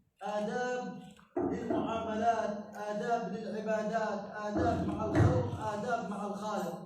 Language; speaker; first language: Arabic; native; Arabic